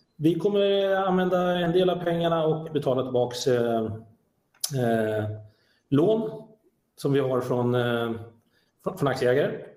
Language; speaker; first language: Swedish; native; Swedish